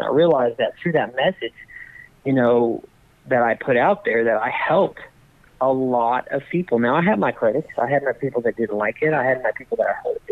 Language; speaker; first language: English; native; English